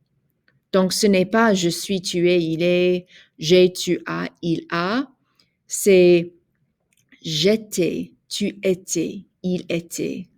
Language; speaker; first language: French; non-native, fluent; English